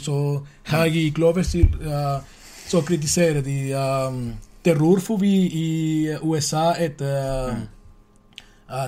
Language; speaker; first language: Norwegian; non-native, learner; Swedish